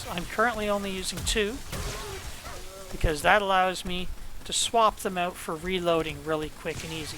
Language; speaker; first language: English; native; English